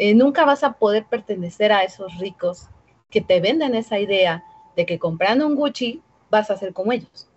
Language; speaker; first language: Spanish; native; Spanish